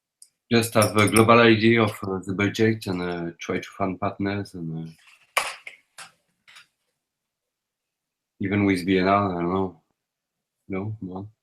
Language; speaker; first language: English; non-native, learner; French